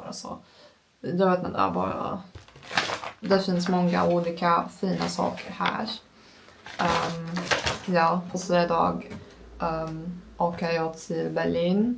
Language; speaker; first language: Swedish; non-native, learner; Turkish